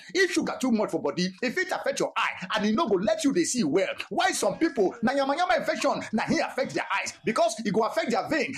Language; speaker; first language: Nigerian Pidgin; non-native, local second language; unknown